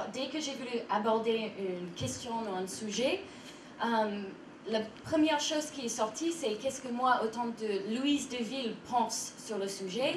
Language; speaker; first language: French; non-native, fluent; English